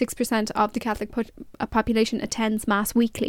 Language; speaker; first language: English; native; English